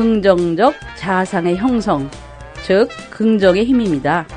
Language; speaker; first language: Korean; native; Korean